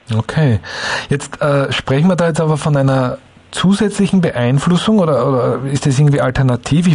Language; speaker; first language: German; native; German